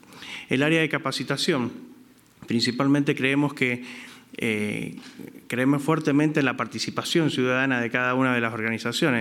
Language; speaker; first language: Spanish; native; Spanish